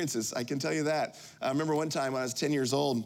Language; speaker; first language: English; native; English